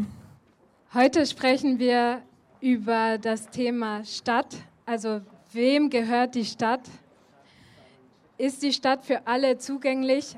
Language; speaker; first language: German; native; German